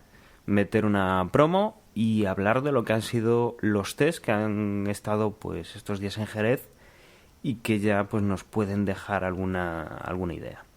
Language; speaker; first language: Spanish; native; Spanish